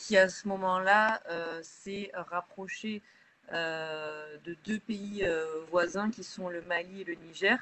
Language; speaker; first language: French; native; French